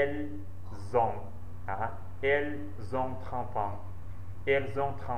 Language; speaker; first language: French; non-native, learner; Central Kurdish